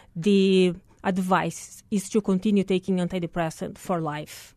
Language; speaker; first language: English; non-native, fluent; Portuguese